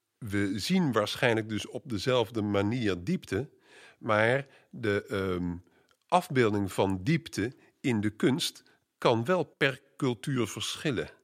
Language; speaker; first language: Dutch; native; Dutch